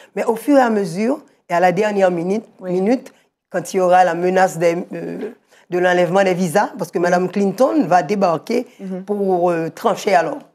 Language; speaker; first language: French; native; French